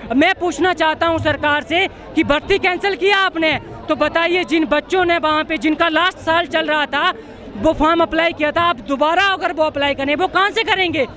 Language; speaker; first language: Hindi; native; Hindi